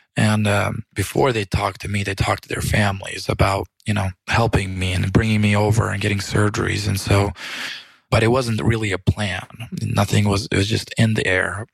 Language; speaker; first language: English; early bilingual, other home language; Romanian